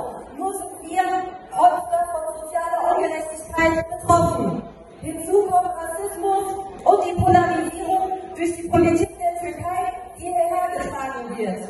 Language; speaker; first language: German; early bilingual, other home language; Turkish